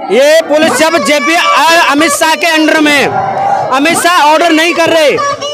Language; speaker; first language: Hindi; native; Hindi